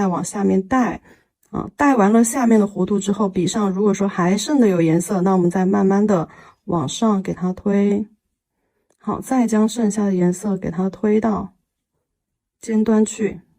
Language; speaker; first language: Chinese; native; Chinese